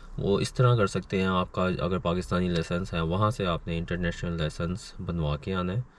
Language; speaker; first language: Urdu; non-native, local second language; Punjabi